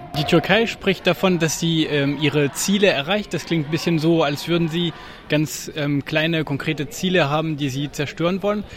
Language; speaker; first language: German; native; German